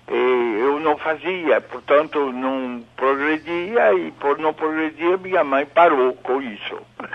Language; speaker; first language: Portuguese; non-native, fluent; French